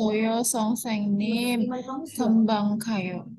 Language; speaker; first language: Korean; non-native, learner; Indonesian